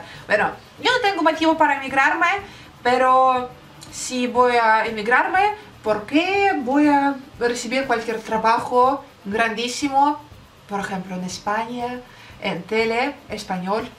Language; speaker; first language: Spanish; non-native, learner; Russian